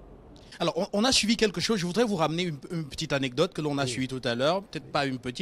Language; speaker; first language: French; native; French